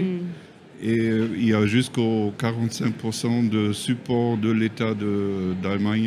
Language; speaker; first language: French; non-native, learner; German